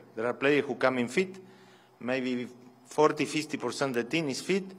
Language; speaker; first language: English; non-native, fluent; Spanish